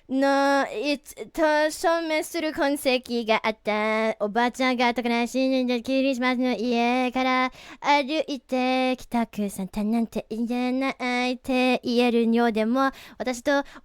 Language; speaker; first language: Japanese; non-native, learner; English